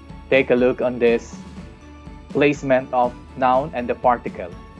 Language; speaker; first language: English; non-native, local second language; Filipino